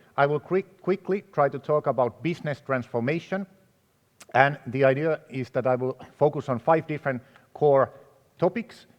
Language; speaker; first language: English; non-native, fluent; Finnish